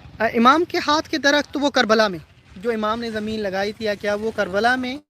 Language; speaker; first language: Urdu; non-native, local second language; Sindhi